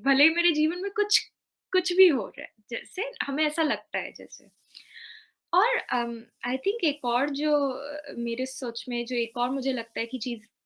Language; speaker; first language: Hindi; native; Hindi